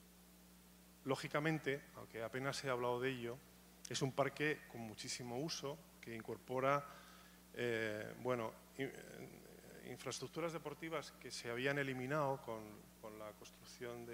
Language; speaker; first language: Spanish; native; Spanish